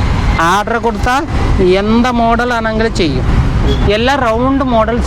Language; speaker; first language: Malayalam; non-native, learner; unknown